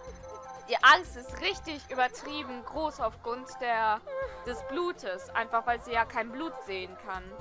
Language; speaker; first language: German; native; German